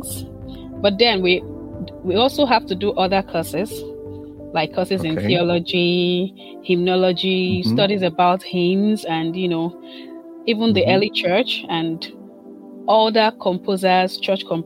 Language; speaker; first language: English; non-native, local second language; Igbo